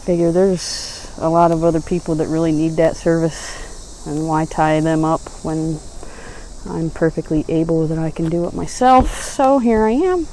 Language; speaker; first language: English; native; English